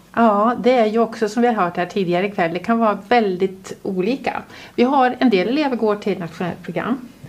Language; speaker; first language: Swedish; native; Swedish